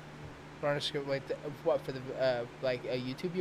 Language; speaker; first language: English; native; English